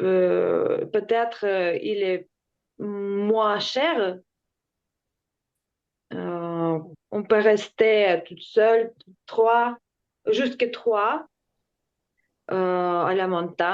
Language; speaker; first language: French; non-native, learner; Ukrainian